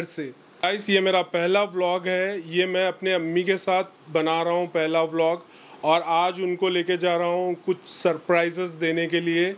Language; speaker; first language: Hindi; native; Hindi